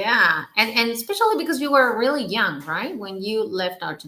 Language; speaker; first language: English; non-native, fluent; Spanish